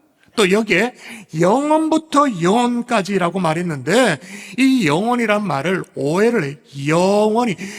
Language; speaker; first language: Korean; native; Korean